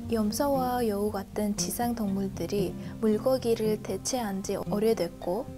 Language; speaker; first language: Korean; non-native, fluent; Uzbek